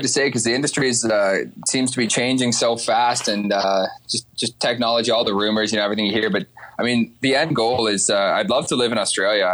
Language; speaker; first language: English; native; English